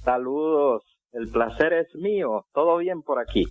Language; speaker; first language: Spanish; non-native, fluent; English